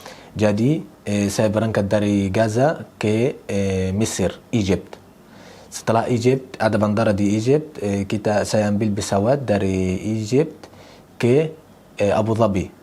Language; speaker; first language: Indonesian; non-native, fluent; Arabic